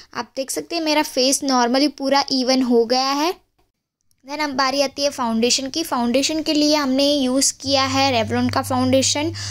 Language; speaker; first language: Hindi; non-native, local second language; Gujarati